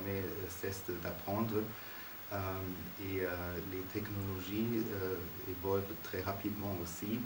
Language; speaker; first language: French; non-native, fluent; German